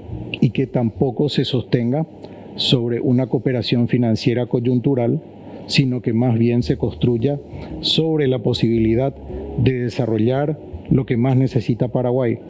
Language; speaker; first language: Spanish; native; Spanish